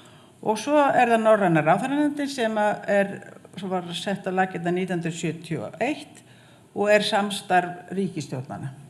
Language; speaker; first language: Icelandic; native; Icelandic